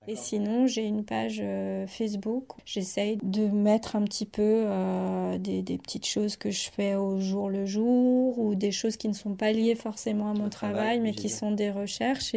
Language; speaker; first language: French; native; French